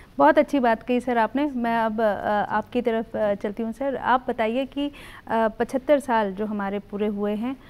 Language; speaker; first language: Hindi; native; Hindi